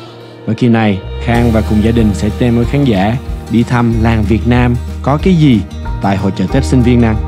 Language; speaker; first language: Vietnamese; early bilingual, heritage; Vietnamese